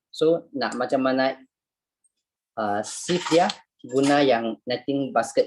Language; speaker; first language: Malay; non-native, local second language; Chinese